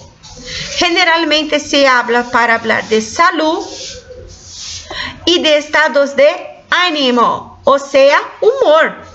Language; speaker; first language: Spanish; non-native, fluent; Portuguese